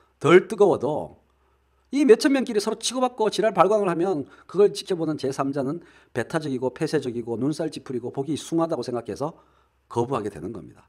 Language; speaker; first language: Korean; native; Korean